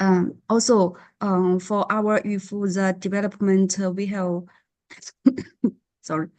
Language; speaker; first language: English; non-native, learner; Chinese